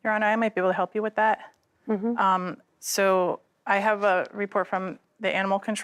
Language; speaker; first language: English; native; English